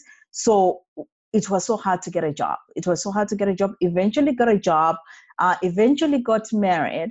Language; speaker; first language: English; non-native, local second language; Shona